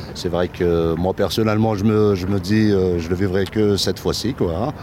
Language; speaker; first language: French; non-native, fluent; German